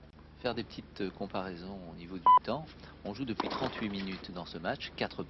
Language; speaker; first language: French; native; French